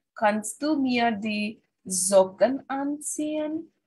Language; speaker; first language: German; non-native, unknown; Hindi